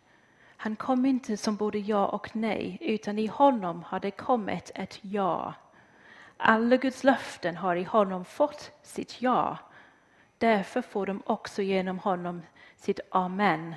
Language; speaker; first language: Swedish; non-native, fluent; English